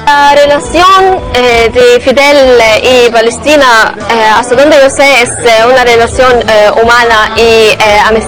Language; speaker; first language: Spanish; non-native, learner; Arabic